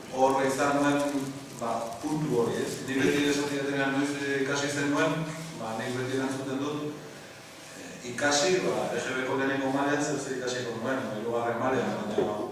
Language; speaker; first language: Basque; non-native, local second language; Spanish